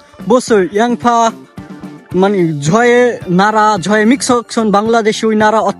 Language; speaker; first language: Korean; non-native, learner; Bangla